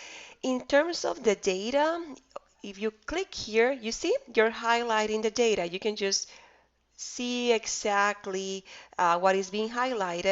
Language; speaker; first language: English; non-native, fluent; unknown